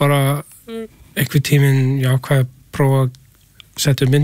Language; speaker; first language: Icelandic; non-native, learner; English